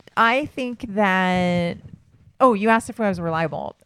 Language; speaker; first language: English; native; English